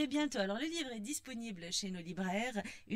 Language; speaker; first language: French; non-native, local second language; Arabic